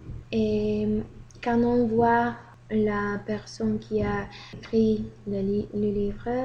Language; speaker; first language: French; non-native, learner; Bulgarian